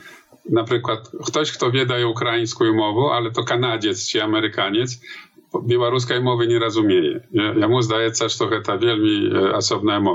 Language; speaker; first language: Polish; non-native, learner; Belarusian